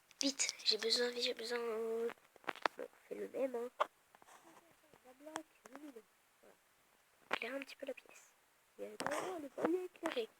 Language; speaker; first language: French; native; French